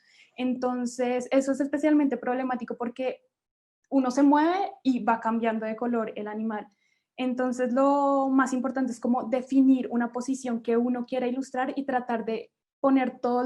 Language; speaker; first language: Spanish; native; Spanish